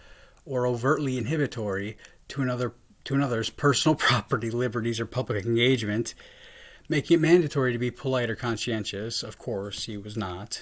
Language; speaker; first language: English; native; English